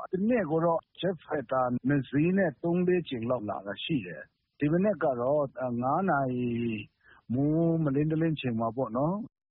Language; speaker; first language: Burmese; non-native, local second language; Kachin